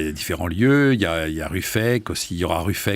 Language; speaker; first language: French; native; French